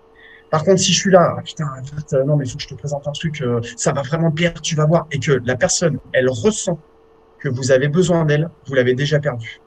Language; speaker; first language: French; native; French